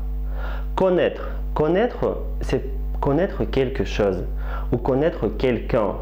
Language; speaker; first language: French; non-native, fluent; Russian